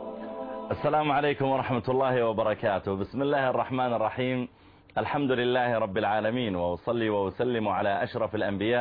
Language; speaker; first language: Arabic; native; Arabic